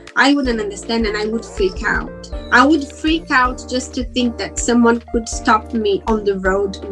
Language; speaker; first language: English; non-native, fluent; Portuguese